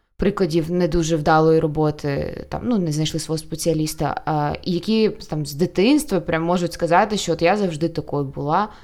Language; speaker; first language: Ukrainian; non-native, local second language; Russian